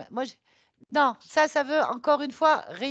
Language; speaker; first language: French; native; French